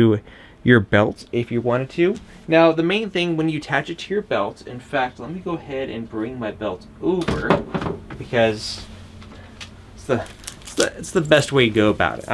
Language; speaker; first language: English; native; English